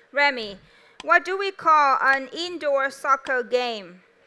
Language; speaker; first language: English; non-native, fluent; Vietnamese